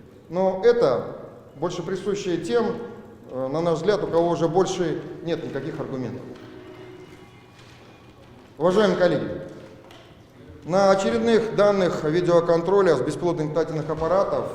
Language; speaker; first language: Russian; native; Russian